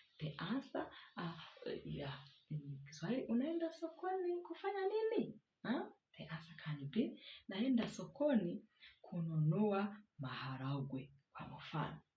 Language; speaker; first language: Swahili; non-native, local second language; Kinyarwanda